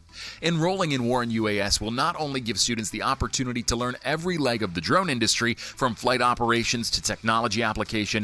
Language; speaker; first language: English; native; English